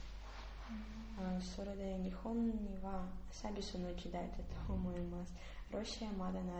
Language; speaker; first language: Japanese; non-native, learner; Russian